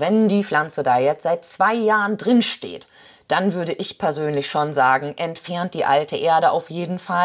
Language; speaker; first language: German; native; German